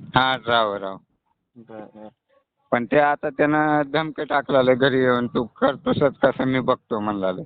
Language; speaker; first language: Marathi; native; Marathi